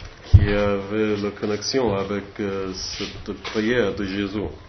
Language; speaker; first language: French; non-native, learner; English